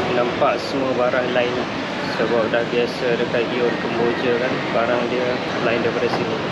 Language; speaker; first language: Malay; non-native, fluent; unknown